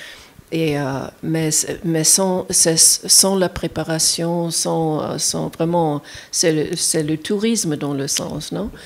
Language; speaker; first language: French; non-native, fluent; German